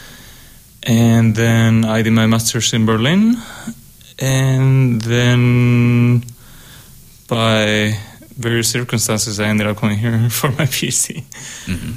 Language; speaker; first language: English; non-native, fluent; Spanish